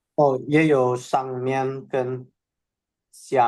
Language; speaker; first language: Chinese; non-native, learner; Indonesian